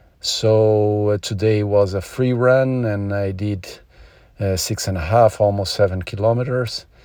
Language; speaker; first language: English; non-native, learner; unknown